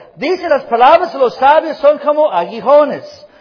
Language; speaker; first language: Spanish; non-native, fluent; English